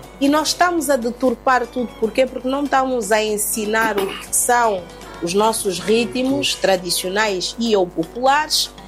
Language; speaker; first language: Portuguese; native; Portuguese